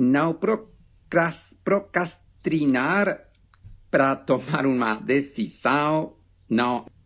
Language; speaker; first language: Portuguese; non-native, learner; Spanish